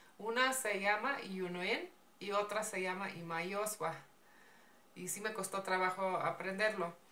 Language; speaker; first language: Spanish; non-native, fluent; Slovenian